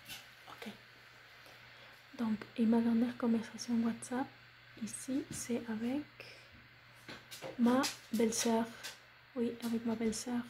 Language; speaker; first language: French; non-native, fluent; Spanish